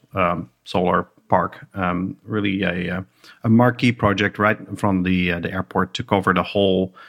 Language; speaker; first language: English; non-native, fluent; Dutch